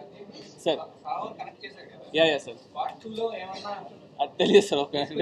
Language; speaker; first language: Telugu; native; Telugu